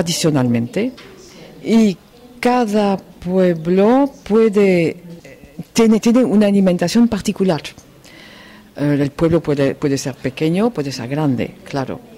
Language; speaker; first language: Spanish; non-native, fluent; French